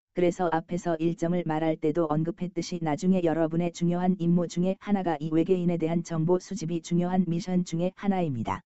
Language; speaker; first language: Korean; native; Korean